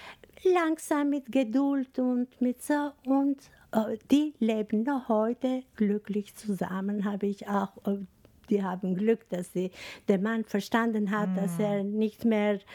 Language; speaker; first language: German; non-native, fluent; Albanian